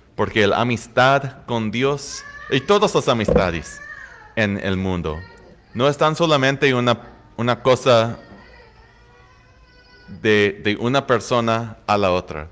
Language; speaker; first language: Spanish; non-native, fluent; English